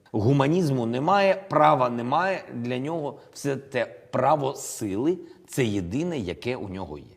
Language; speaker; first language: Ukrainian; non-native, local second language; Russian